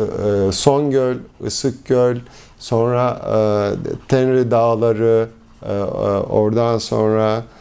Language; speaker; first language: Turkish; early bilingual, heritage; Turkish